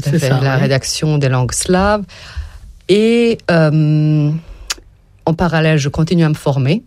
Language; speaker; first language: French; non-native, fluent; Serbian